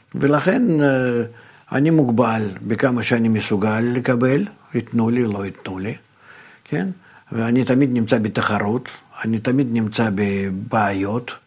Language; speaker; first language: Hebrew; non-native, fluent; Russian